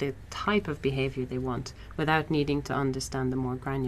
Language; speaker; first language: English; native; English